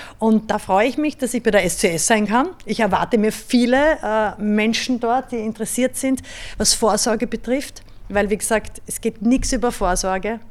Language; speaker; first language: German; native; German